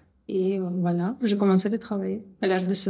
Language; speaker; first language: French; non-native, learner; Russian